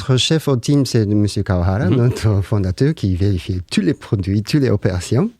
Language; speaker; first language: French; non-native, learner; Japanese